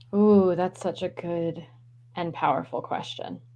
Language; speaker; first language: English; native; English